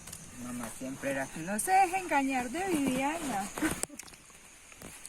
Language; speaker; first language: Spanish; native; Spanish